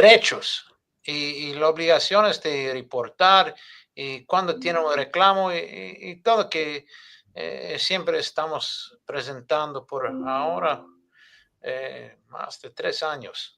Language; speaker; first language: Spanish; non-native, fluent; English